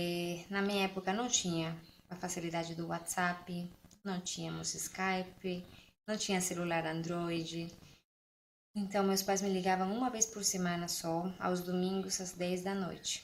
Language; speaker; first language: Portuguese; non-native, fluent; Spanish